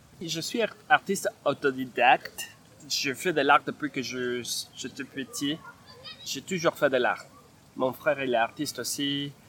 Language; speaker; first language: French; non-native, fluent; Spanish